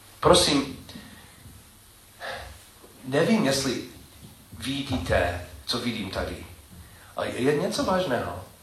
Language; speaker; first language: Czech; non-native, learner; English